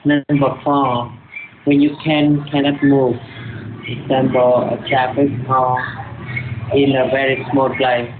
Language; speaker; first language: English; non-native, learner; Vietnamese